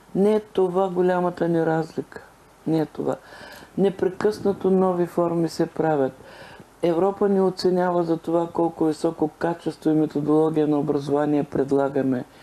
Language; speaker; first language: Bulgarian; native; Bulgarian